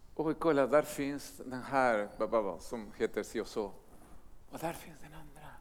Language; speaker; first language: Swedish; non-native, fluent; Spanish